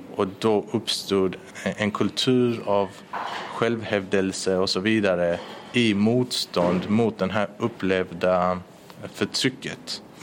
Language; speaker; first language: Swedish; early bilingual, other home language; Persian